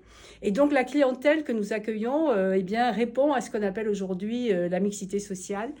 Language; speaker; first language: French; native; French